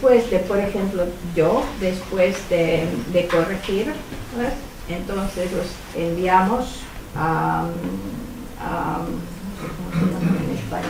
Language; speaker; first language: Spanish; non-native, fluent; Finnish